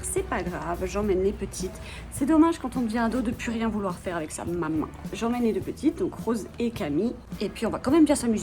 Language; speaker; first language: French; native; French